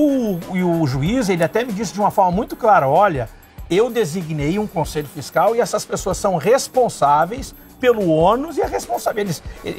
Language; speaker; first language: Portuguese; native; Portuguese